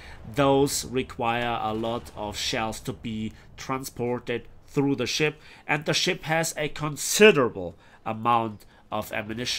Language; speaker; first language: English; non-native, fluent; German